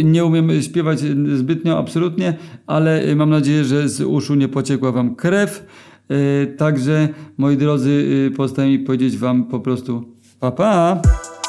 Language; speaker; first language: Polish; native; Polish